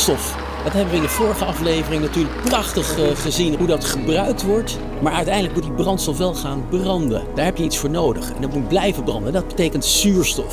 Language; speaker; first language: Dutch; native; Dutch